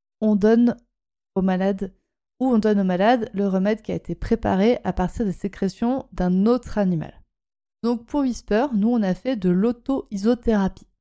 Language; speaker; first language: French; native; French